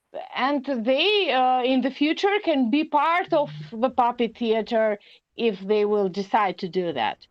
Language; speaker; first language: English; non-native, learner; Albanian